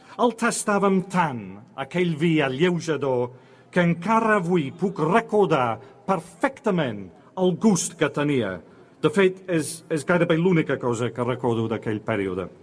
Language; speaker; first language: Catalan; non-native, fluent; English